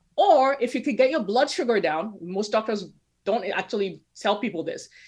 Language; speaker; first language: English; non-native, local second language; Yoruba